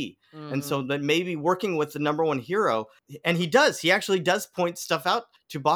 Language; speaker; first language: English; native; English